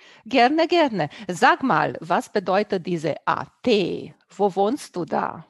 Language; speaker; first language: German; non-native, fluent; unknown